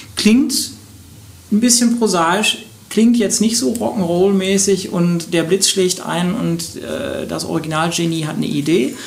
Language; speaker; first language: German; native; German